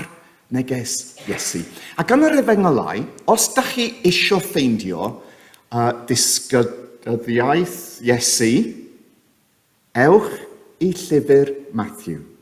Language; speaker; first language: Welsh; non-native, fluent; English